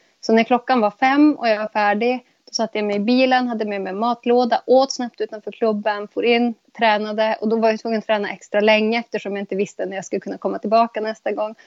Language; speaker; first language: Swedish; native; Swedish